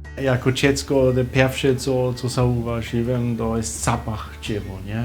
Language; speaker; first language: Polish; non-native, fluent; German